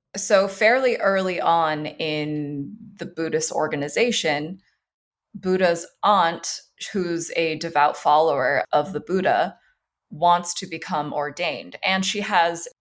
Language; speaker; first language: English; early bilingual, other home language; Chinese